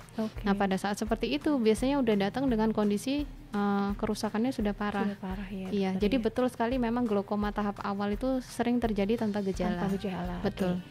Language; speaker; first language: Indonesian; native; Indonesian